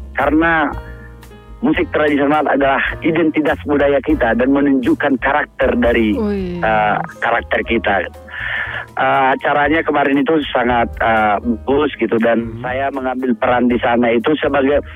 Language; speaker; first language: Indonesian; non-native, local second language; Batak Toba